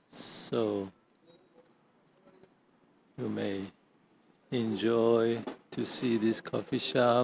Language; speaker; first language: English; non-native, learner; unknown